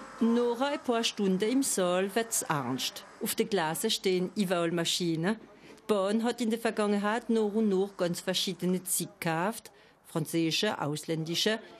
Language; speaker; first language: German; non-native, local second language; French